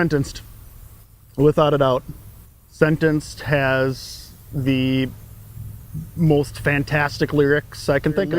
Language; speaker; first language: English; native; English